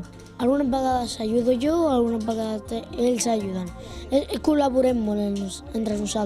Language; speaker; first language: Catalan; early bilingual, other home language; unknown